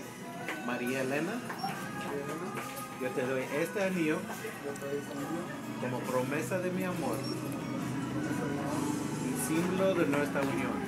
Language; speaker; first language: Spanish; early bilingual, heritage; Spanish